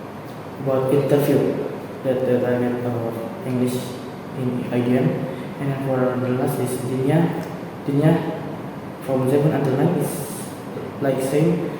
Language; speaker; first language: English; non-native, learner; Indonesian